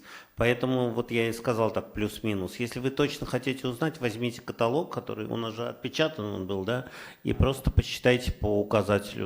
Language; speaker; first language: Russian; native; Russian